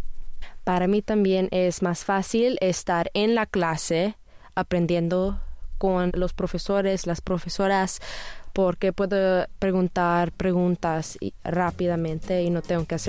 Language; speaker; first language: Spanish; early bilingual, heritage; Spanish